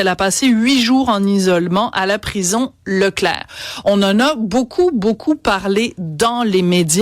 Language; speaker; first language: French; native; French